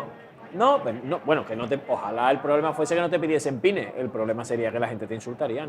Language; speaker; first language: Spanish; native; Spanish